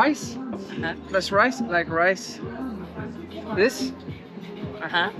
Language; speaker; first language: English; non-native, learner; French